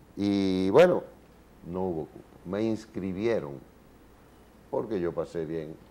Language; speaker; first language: Spanish; native; Spanish